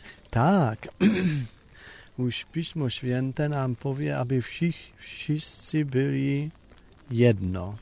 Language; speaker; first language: Polish; non-native, learner; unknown